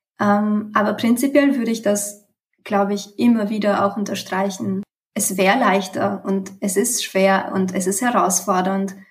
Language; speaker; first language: German; early bilingual, other home language; Romanian